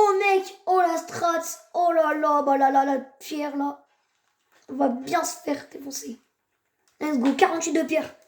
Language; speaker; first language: French; native; French